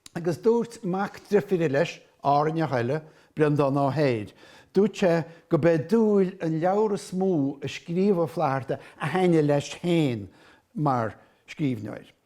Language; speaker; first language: Irish; native; Irish